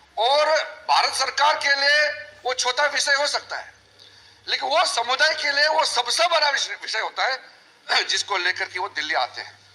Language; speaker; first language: Hindi; non-native, local second language; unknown